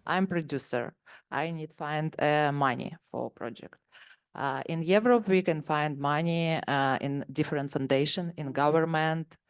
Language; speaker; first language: English; non-native, learner; Ukrainian